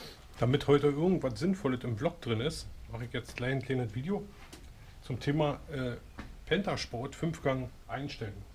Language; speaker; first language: German; native; German